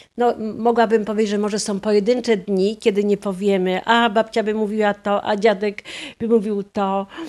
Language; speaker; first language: Polish; native; Polish